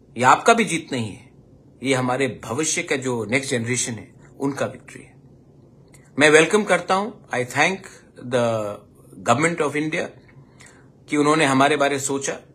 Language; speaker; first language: Hindi; non-native, local second language; Kok Borok